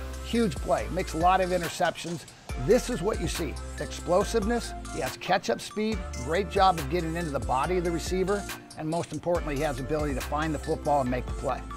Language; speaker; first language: English; native; English